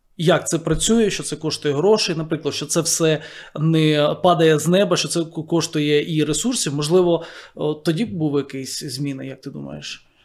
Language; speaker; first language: Ukrainian; native; Ukrainian